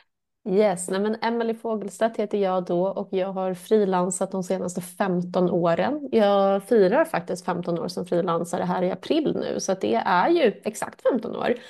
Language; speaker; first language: Swedish; native; Swedish